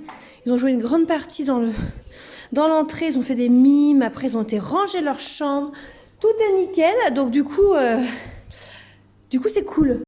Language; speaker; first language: French; native; French